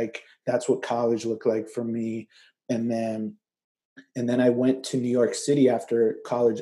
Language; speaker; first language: English; native; English